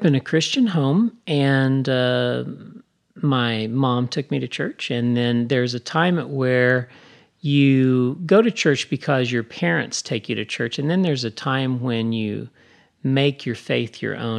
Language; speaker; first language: English; native; English